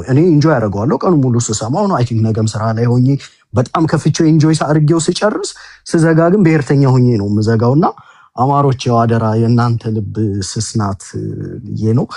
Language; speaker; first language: Amharic; native; Amharic